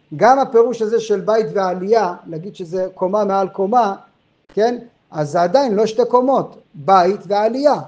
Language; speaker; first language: Hebrew; non-native, fluent; French